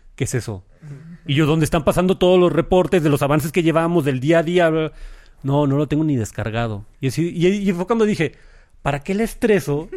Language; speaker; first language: Spanish; native; Spanish